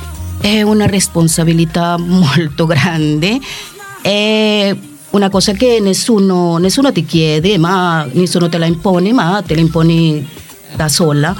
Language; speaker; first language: Italian; non-native, fluent; Spanish